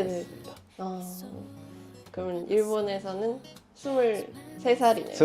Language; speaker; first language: Korean; non-native, fluent; Japanese